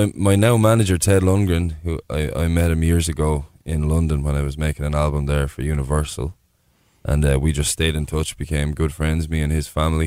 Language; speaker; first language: English; native; English